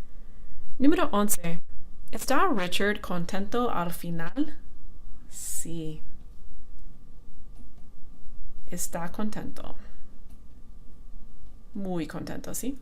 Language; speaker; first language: Spanish; non-native, fluent; English